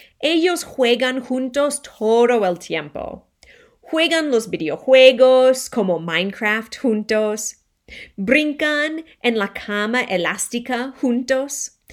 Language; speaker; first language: Spanish; non-native, fluent; English